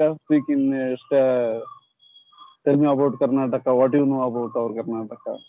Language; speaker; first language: English; non-native, learner; Kannada